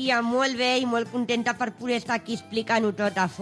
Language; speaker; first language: Catalan; native; Catalan